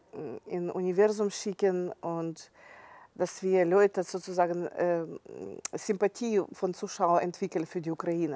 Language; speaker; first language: German; non-native, fluent; Ukrainian